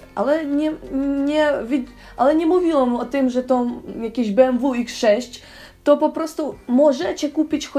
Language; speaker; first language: Polish; non-native, learner; Ukrainian